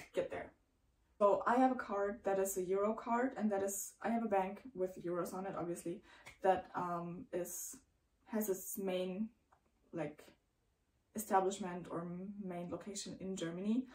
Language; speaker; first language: English; non-native, fluent; German